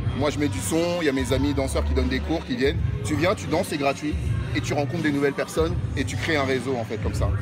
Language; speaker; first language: French; early bilingual, other home language; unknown